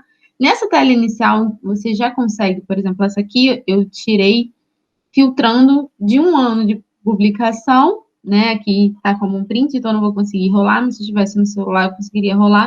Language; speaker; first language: Portuguese; native; Portuguese